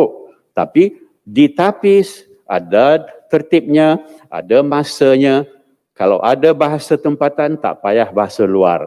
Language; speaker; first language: Malay; native; Malay